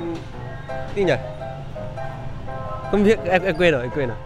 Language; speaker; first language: Vietnamese; native; Vietnamese